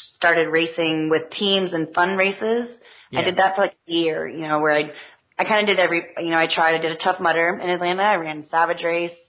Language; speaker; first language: English; native; English